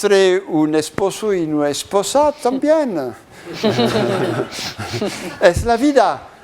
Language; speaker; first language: Spanish; non-native, learner; French